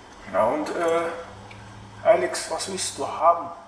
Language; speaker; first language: German; non-native, learner; Mongolian